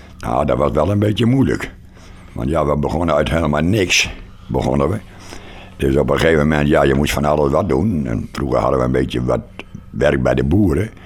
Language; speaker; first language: Dutch; non-native, local second language; Western Frisian